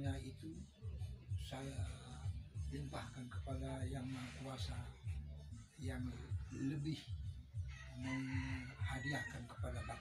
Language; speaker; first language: Indonesian; non-native, local second language; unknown